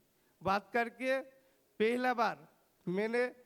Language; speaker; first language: Hindi; non-native, local second language; Bangla